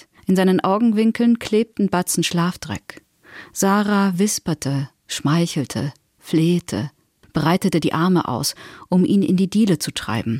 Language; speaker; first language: German; native; German